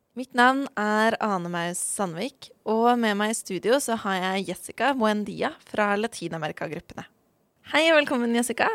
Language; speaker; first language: Norwegian; native; Norwegian